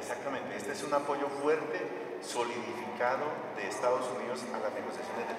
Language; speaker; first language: Spanish; native; Spanish